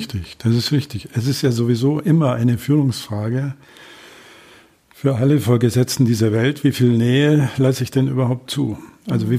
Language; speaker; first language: German; native; German